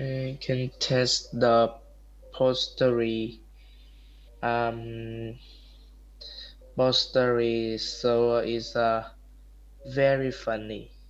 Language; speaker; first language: English; non-native, learner; Vietnamese